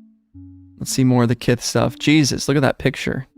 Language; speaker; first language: English; native; English